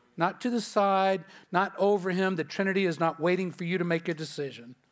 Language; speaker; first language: English; native; English